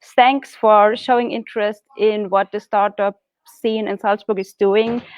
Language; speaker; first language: English; non-native, fluent; German